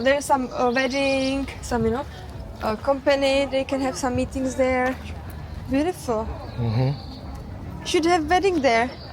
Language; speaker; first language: English; non-native, learner; Czech